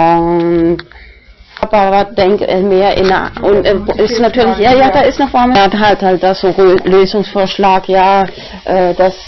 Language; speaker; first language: German; non-native, fluent; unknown